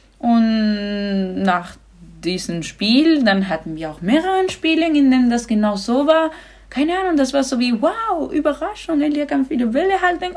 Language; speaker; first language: German; non-native, fluent; Spanish